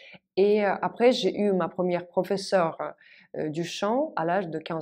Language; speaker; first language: French; non-native, fluent; Russian